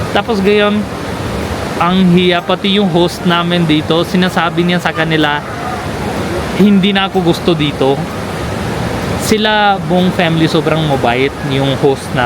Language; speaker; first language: Filipino; non-native, learner; Punjabi